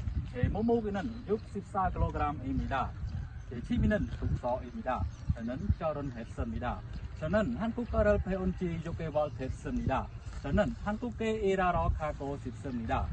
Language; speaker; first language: Korean; non-native, learner; Khmer